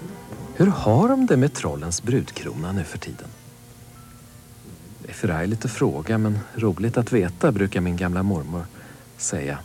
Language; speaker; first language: Swedish; native; Swedish